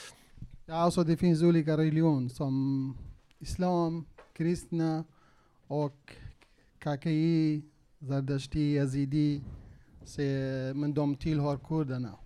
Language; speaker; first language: Swedish; non-native, local second language; Kurdish